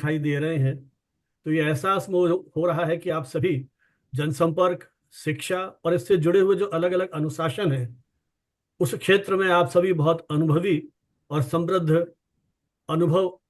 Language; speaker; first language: Hindi; native; Hindi